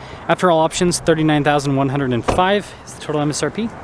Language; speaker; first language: English; native; English